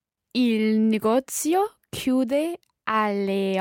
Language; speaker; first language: Italian; non-native, learner; English